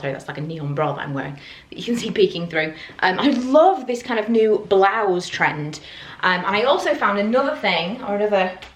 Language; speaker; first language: English; native; English